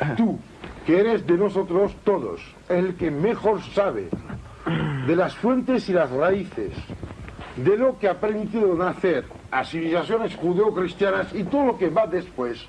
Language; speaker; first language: Spanish; non-native, fluent; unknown